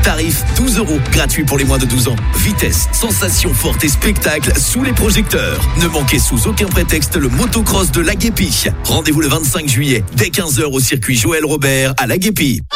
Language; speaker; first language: French; native; French